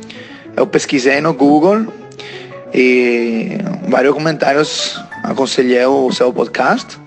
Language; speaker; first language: Portuguese; non-native, learner; Italian